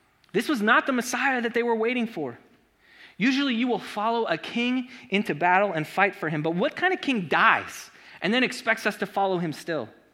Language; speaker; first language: English; native; English